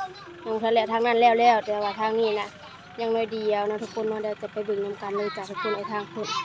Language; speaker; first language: Thai; non-native, local second language; Lao